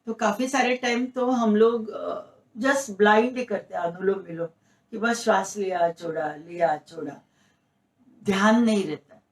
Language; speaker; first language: Hindi; non-native, local second language; Marathi